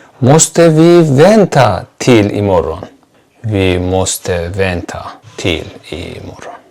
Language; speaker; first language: Swedish; non-native, fluent; Turkish